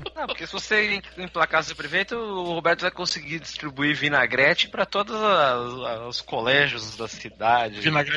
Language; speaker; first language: Portuguese; native; Portuguese